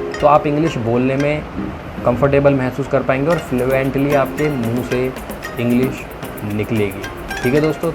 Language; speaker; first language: Hindi; native; Hindi